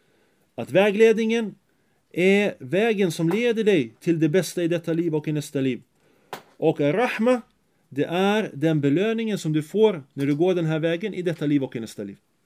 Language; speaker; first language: Swedish; early bilingual, other home language; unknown